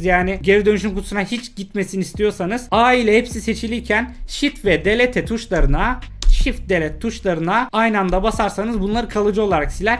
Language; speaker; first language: Turkish; native; Turkish